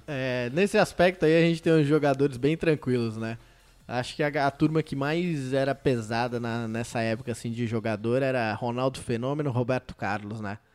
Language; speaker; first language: Portuguese; native; Portuguese